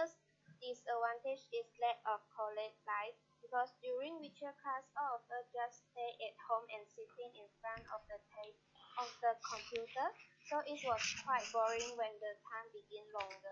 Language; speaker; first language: English; non-native, learner; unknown